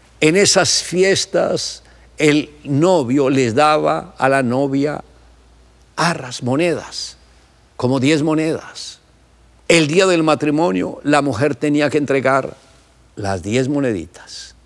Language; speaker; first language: Spanish; native; Spanish